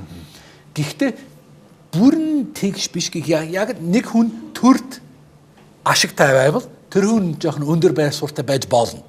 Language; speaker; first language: Mongolian; non-native, fluent; English